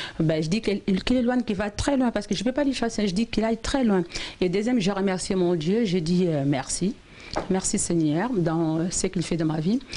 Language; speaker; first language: French; non-native, local second language; Lingala